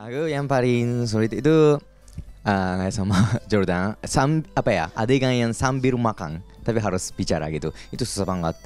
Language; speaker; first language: Indonesian; non-native, fluent; Japanese